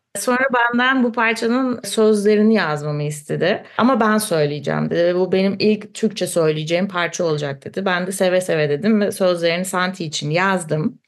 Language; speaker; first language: Turkish; native; Turkish